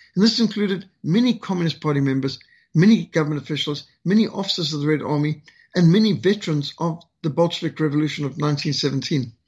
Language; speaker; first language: English; native; English